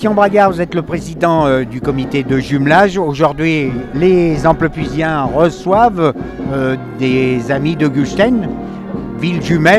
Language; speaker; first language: French; native; French